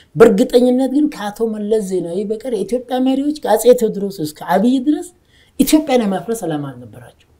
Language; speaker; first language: Amharic; non-native, local second language; Oromo